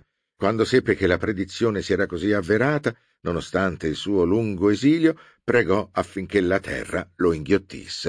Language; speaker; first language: Italian; native; Italian